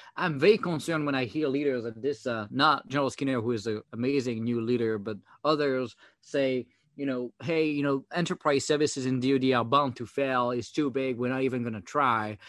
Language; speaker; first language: English; non-native, fluent; French